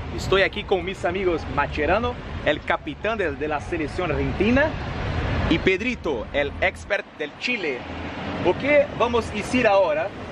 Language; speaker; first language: Portuguese; native; Portuguese